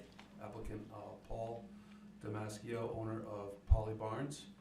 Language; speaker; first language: English; native; English